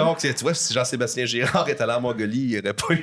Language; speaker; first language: French; native; French